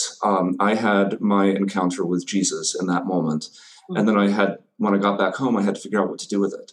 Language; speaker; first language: English; native; English